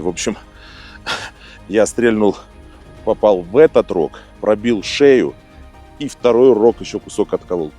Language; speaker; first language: Russian; native; Russian